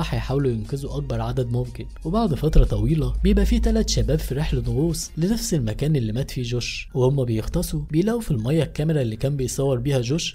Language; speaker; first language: Arabic; native; Arabic